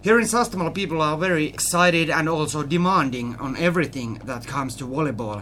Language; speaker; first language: English; non-native, fluent; Finnish